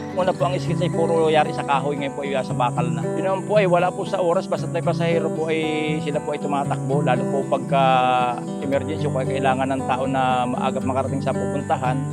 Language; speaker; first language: Filipino; native; Filipino